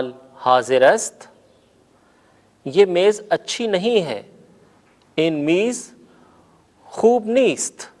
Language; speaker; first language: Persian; non-native, fluent; Urdu